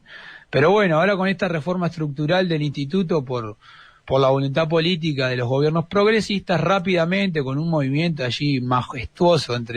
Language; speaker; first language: Spanish; native; Spanish